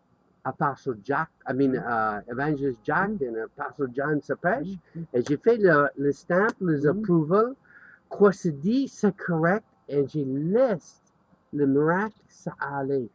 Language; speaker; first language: French; non-native, learner; English